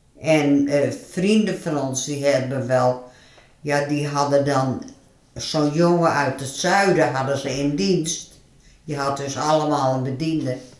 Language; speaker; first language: Dutch; native; Dutch